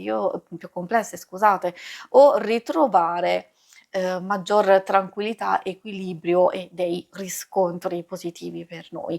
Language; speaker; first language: Italian; native; Italian